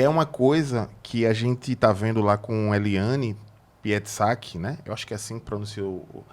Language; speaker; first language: Portuguese; native; Portuguese